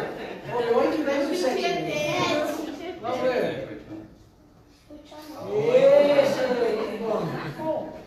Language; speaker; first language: Portuguese; non-native, fluent; English